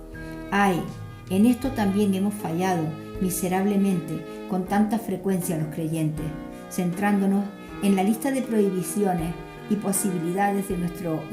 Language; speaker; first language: Spanish; native; Spanish